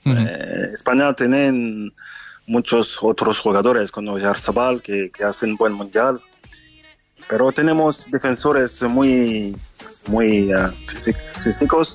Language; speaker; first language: Spanish; non-native, fluent; French